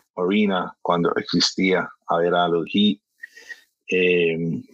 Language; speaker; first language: Spanish; early bilingual, heritage; Spanish